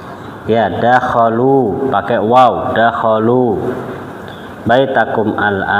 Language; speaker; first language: Arabic; non-native, learner; Indonesian